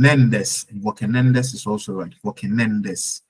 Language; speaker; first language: German; non-native, learner; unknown